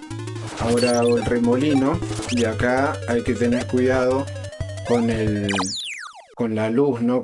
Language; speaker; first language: Spanish; native; Spanish